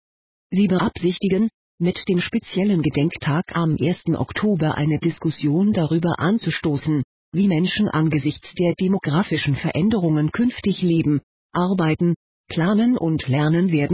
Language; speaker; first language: German; native; German